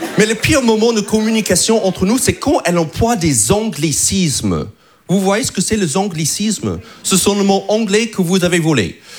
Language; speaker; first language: French; non-native, fluent; English